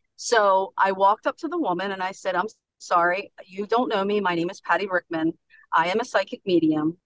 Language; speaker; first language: English; native; English